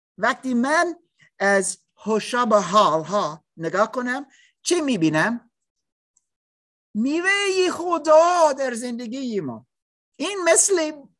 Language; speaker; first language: Persian; non-native, learner; English